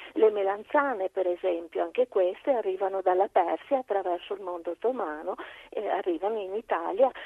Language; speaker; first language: Italian; native; Italian